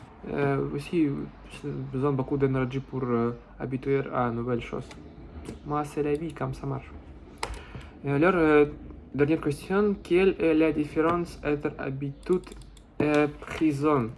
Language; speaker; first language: French; non-native, learner; Russian